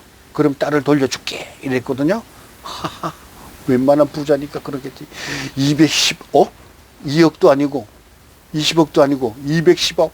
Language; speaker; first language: Korean; native; Korean